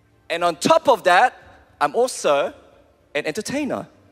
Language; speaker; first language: English; early bilingual, other home language; Korean